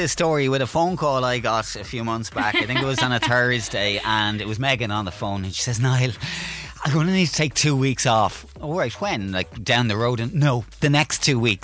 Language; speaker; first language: English; native; English